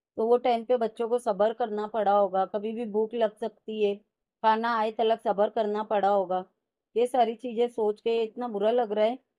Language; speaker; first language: Hindi; native; Hindi